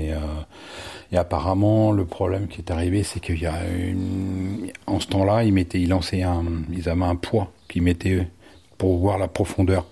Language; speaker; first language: French; native; French